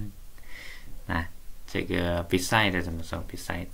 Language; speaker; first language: Chinese; native; Chinese